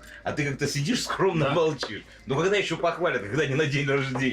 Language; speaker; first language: Russian; native; Russian